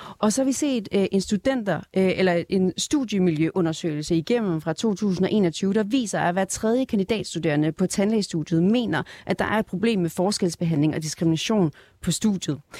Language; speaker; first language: Danish; native; Danish